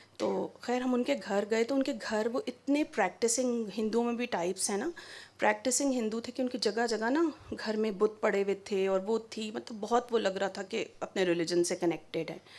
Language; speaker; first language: Urdu; native; Urdu